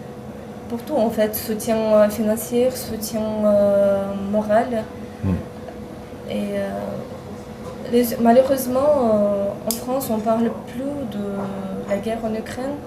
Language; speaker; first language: French; non-native, fluent; Ukrainian